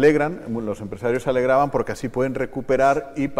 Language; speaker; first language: Spanish; native; Spanish